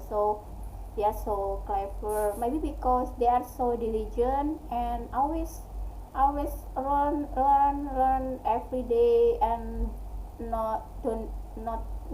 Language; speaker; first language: English; non-native, learner; Indonesian